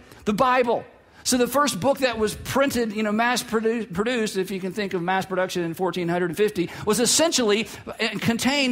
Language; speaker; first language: English; native; English